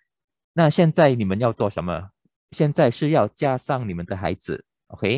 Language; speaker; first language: Chinese; non-native, local second language; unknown